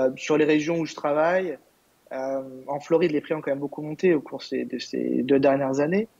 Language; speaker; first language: French; native; French